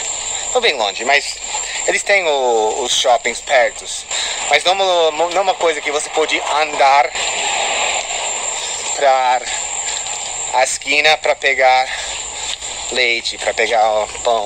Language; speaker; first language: Portuguese; non-native, fluent; English